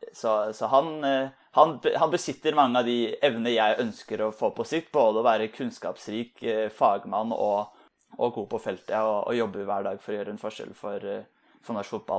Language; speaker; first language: Norwegian; native; Norwegian